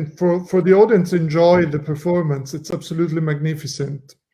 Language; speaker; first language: English; non-native, fluent; Italian